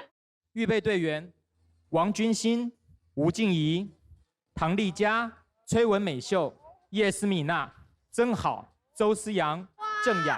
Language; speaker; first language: Chinese; native; Chinese